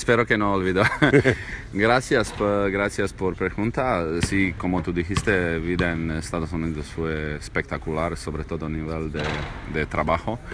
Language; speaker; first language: Spanish; non-native, learner; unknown